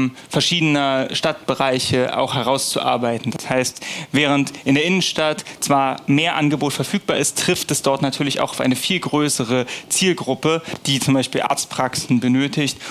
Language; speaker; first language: German; native; German